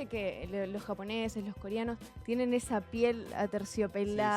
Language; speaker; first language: Spanish; native; Spanish